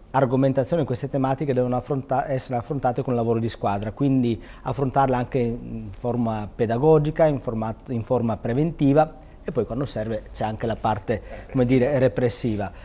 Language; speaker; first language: Italian; native; Italian